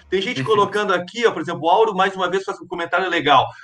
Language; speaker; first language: Portuguese; native; Portuguese